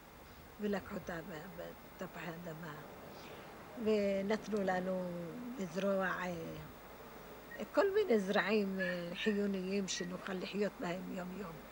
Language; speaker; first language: Hebrew; non-native, fluent; Arabic